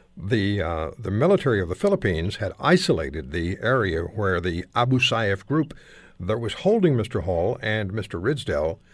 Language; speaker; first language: English; native; English